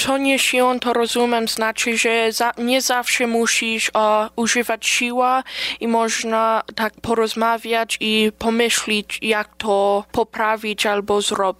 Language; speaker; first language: Polish; early bilingual, heritage; Polish